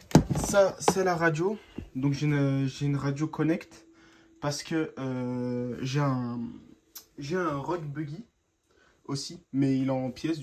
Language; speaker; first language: French; native; French